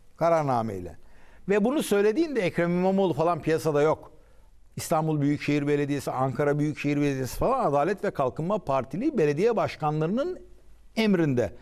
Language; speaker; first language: Turkish; native; Turkish